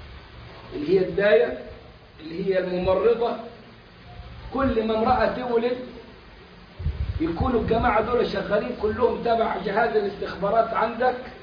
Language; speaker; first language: Arabic; native; Arabic